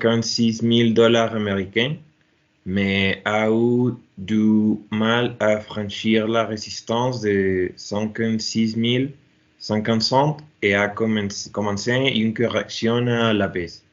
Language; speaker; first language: French; non-native, learner; Spanish